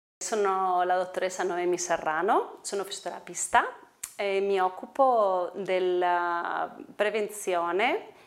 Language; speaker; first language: Italian; non-native, fluent; Spanish